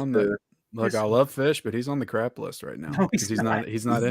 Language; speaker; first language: English; native; English